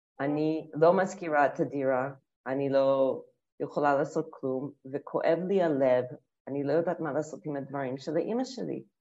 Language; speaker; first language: Hebrew; non-native, fluent; English